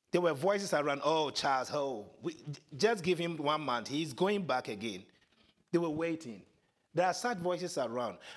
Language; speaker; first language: English; non-native, local second language; Akan